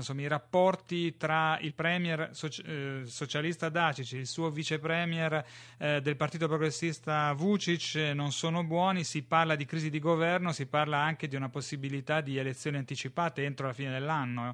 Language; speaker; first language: Italian; native; Italian